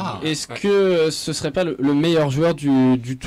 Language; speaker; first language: French; native; French